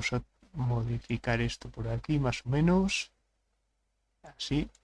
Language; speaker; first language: Spanish; native; Spanish